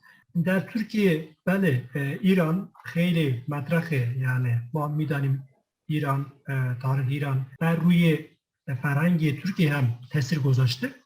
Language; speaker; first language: Persian; non-native, fluent; Kurdish